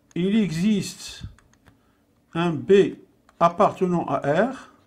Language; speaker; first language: French; non-native, local second language; Arabic